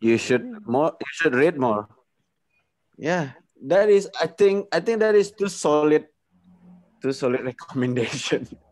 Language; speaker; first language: English; non-native, fluent; Indonesian